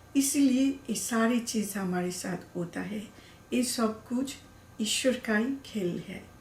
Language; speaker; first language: Hindi; non-native, learner; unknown